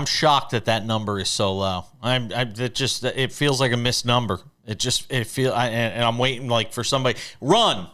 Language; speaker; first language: English; native; English